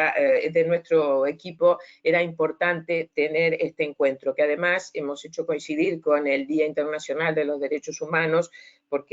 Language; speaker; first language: Spanish; native; Spanish